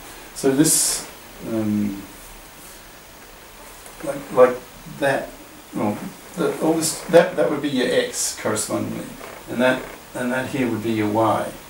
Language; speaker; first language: English; native; English